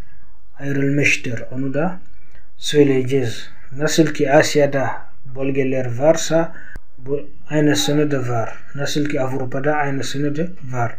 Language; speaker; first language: Turkish; non-native, fluent; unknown